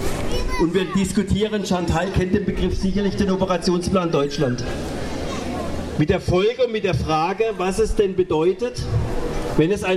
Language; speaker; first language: German; native; German